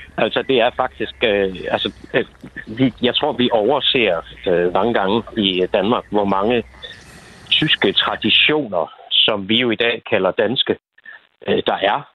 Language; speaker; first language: Danish; native; Danish